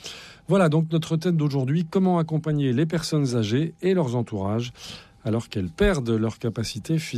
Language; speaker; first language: French; native; French